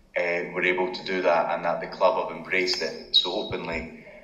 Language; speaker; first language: English; native; English